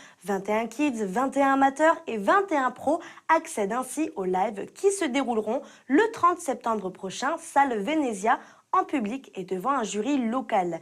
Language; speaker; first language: French; native; French